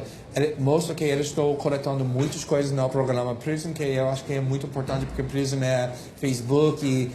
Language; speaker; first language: Portuguese; non-native, fluent; English